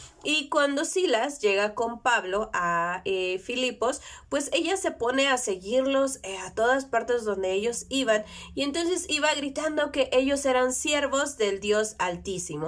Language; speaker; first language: Spanish; native; Spanish